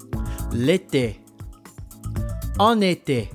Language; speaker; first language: French; non-native, fluent; English